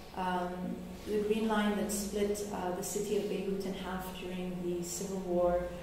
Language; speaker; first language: English; non-native, local second language; Arabic